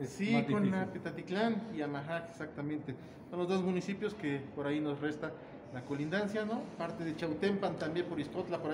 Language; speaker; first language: Spanish; native; Spanish